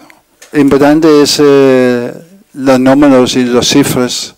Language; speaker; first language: Spanish; non-native, fluent; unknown